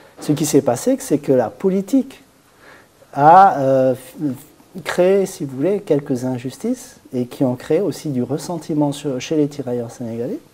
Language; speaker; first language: French; native; French